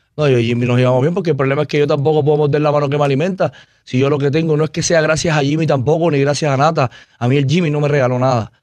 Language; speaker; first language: Spanish; native; Spanish